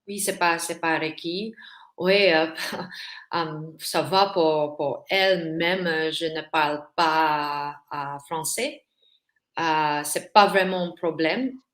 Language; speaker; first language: French; non-native, learner; Filipino